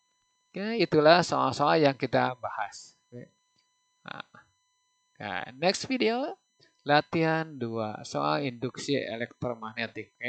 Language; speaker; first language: Indonesian; native; Indonesian